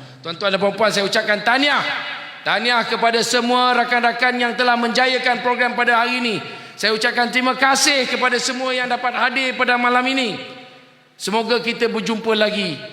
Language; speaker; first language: Malay; native; Malay